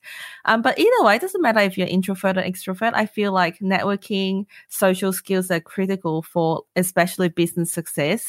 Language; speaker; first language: English; non-native, local second language; Cantonese